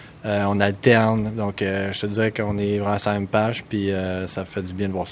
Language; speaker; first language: French; native; French